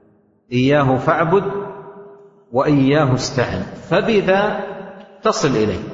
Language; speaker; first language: Arabic; native; Arabic